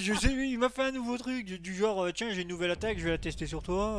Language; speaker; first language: French; native; French